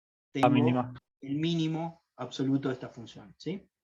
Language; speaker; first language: Spanish; native; Spanish